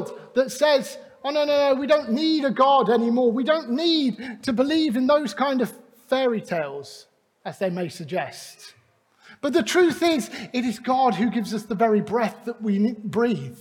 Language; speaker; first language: English; native; English